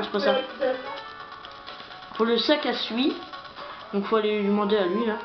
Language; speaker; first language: French; native; French